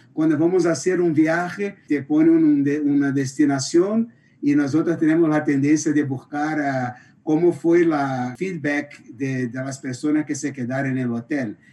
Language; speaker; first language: Spanish; non-native, fluent; Portuguese